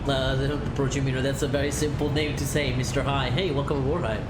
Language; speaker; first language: English; non-native, fluent; Italian